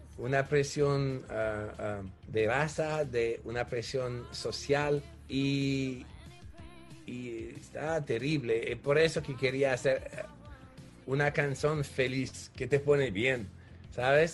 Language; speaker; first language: Spanish; non-native, fluent; French